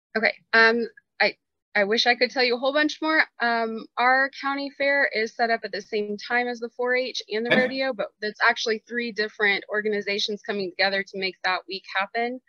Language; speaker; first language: English; native; English